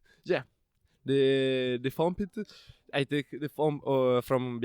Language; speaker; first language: English; non-native, learner; Italian